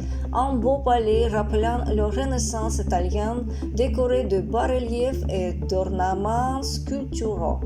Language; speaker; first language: French; non-native, fluent; Russian